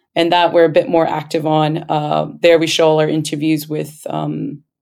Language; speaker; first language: English; native; English